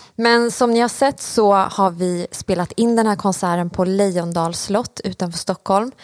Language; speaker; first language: Swedish; native; Swedish